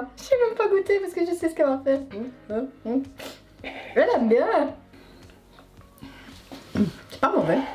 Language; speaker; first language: French; native; French